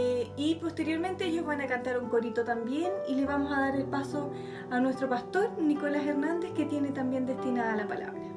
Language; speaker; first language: Spanish; native; Spanish